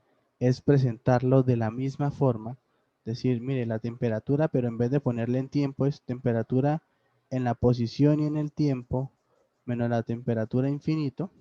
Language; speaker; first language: Spanish; native; Spanish